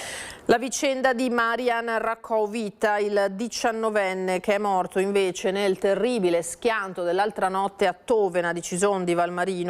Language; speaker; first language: Italian; native; Italian